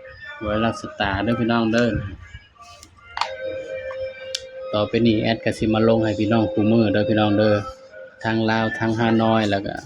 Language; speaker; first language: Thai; non-native, local second language; Lao